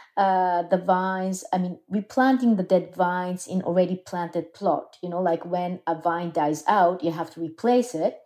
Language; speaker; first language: English; non-native, fluent; Japanese